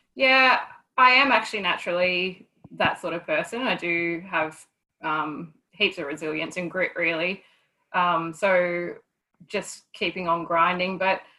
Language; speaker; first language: English; native; English